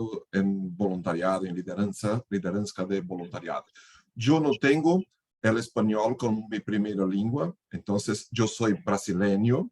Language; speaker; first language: Spanish; non-native, fluent; Portuguese